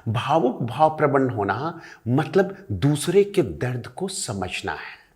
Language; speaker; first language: Hindi; non-native, local second language; Marathi